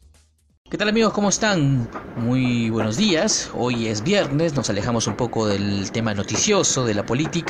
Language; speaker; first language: Spanish; native; Spanish